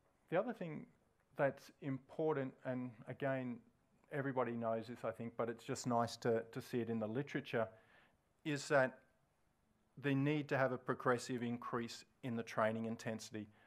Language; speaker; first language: English; native; English